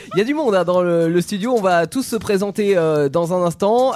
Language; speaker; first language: French; native; French